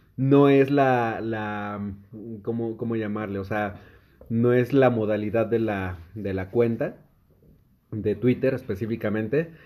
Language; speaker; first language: Spanish; native; Spanish